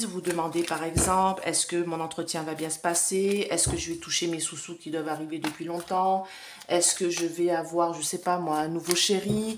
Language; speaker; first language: French; native; French